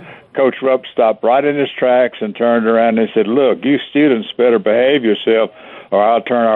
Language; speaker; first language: English; native; English